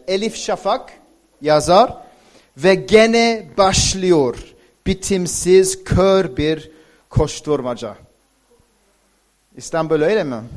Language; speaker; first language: Turkish; non-native, fluent; English